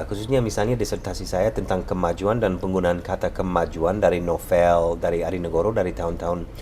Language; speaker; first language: Indonesian; non-native, fluent; English